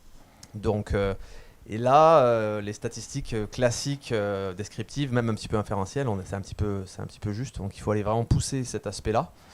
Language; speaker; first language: French; native; French